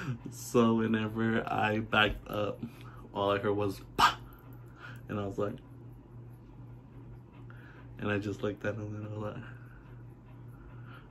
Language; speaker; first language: English; early bilingual, other home language; Spanish